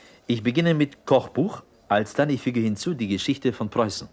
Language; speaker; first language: German; non-native, fluent; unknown